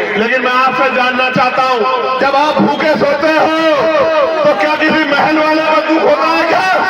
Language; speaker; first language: Hindi; native; Hindi